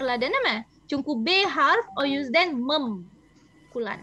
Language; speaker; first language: Turkish; non-native, learner; Indonesian